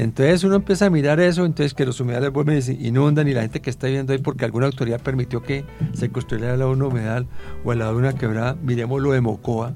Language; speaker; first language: Spanish; native; Spanish